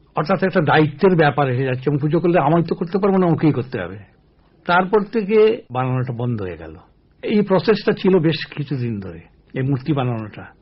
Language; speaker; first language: Bangla; native; Bangla